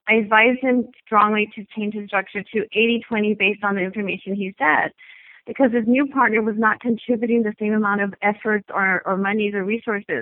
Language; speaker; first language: English; native; English